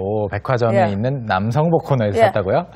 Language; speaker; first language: Korean; native; Korean